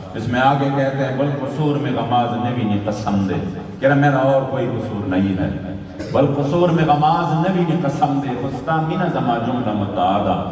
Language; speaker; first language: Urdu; non-native, local second language; Pashto